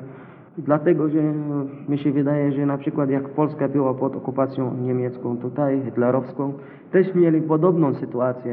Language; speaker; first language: Polish; non-native, learner; Arabic